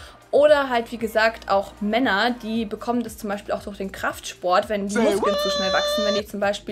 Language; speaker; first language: German; native; German